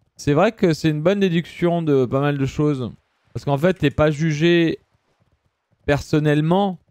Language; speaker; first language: French; early bilingual, other home language; Italian